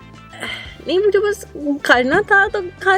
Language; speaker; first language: Hindi; non-native, fluent; Norwegian